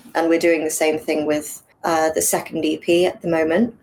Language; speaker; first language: English; native; English